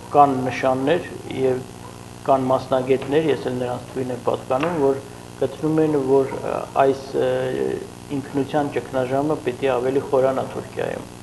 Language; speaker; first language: Armenian; native; Armenian